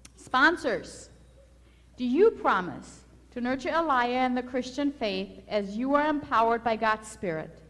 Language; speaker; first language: English; native; English